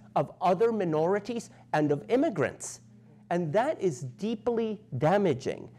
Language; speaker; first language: English; native; English